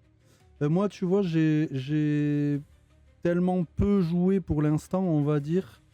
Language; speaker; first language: French; native; French